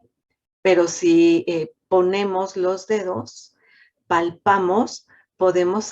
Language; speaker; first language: Spanish; native; Spanish